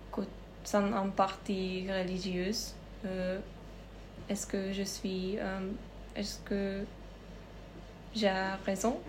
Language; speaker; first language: French; non-native, learner; Hungarian